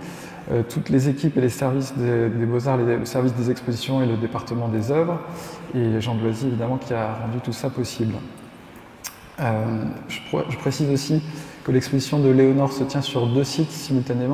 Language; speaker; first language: French; native; French